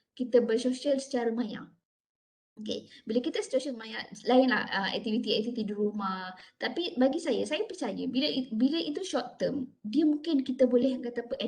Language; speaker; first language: Malay; native; Malay